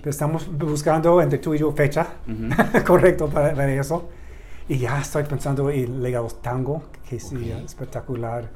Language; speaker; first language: Spanish; non-native, learner; English